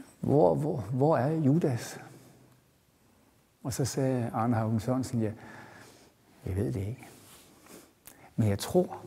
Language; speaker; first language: Danish; native; Danish